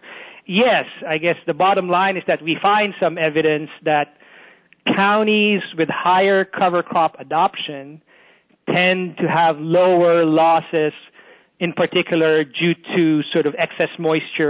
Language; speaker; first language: English; non-native, local second language; Filipino